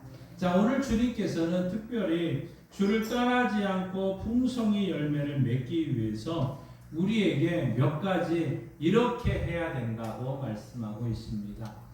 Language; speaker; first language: Korean; native; Korean